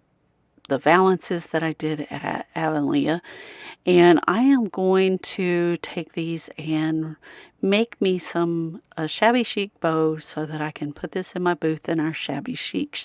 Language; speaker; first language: English; native; English